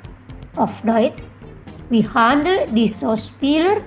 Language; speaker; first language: German; non-native, fluent; Indonesian